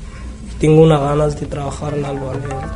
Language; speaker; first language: Spanish; non-native, learner; Arabic